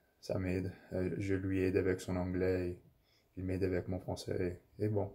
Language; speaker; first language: French; non-native, local second language; English